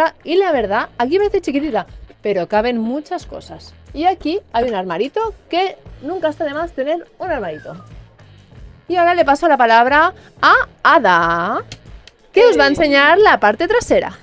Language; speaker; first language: Spanish; native; Spanish